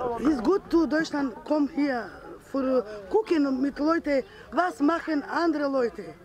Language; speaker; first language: German; non-native, learner; Romany